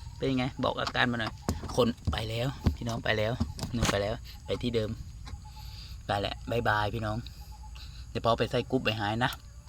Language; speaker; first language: Thai; native; Thai